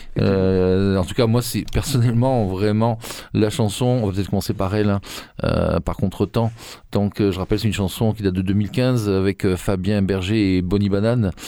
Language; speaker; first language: French; native; French